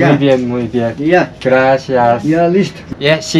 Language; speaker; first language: Spanish; non-native, learner; Korean